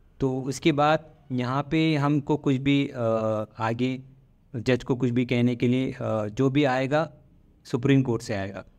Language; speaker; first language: Hindi; non-native, local second language; Malayalam